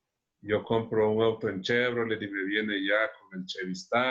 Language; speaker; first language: Spanish; native; Spanish